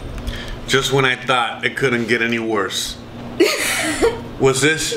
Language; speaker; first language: English; native; English